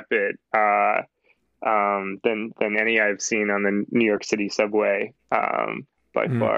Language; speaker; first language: English; native; English